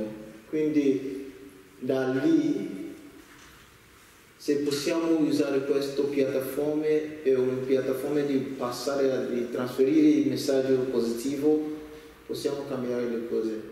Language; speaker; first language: Italian; non-native, learner; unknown